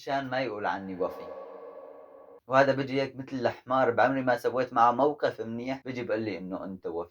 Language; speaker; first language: Arabic; native; Arabic